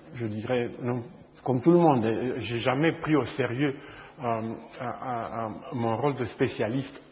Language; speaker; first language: French; non-native, fluent; Romanian